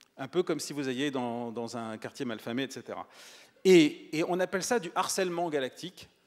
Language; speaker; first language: French; native; French